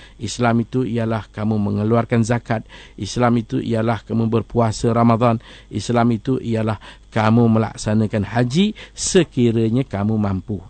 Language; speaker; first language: Malay; native; Malay